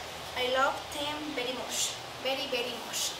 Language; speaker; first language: English; non-native, learner; Spanish